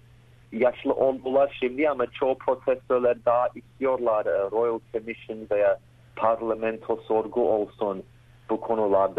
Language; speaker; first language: Turkish; early bilingual, heritage; Turkish